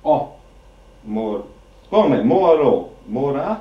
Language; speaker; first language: Italian; non-native, learner; English